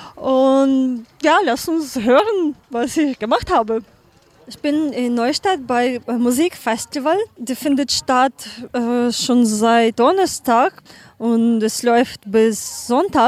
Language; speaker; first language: German; non-native, learner; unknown